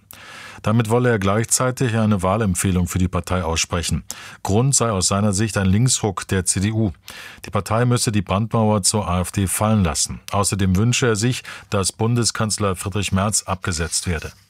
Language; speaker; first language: German; native; German